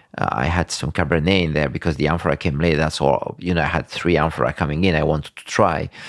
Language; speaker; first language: English; early bilingual, other home language; French